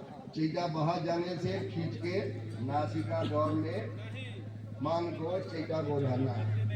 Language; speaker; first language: Hindi; non-native, fluent; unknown